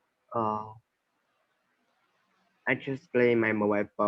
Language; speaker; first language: English; non-native, learner; Vietnamese